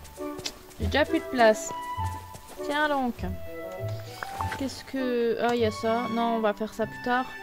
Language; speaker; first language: French; native; French